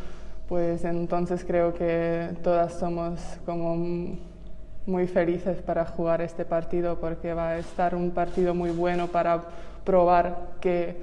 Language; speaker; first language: Spanish; non-native, learner; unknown